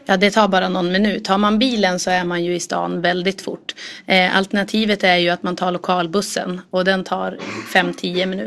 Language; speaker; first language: Swedish; native; Swedish